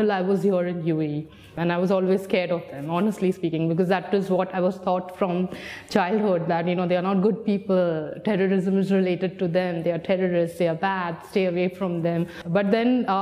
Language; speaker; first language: English; non-native, local second language; Hindi